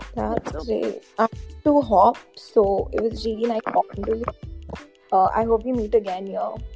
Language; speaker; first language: English; non-native, local second language; Hindi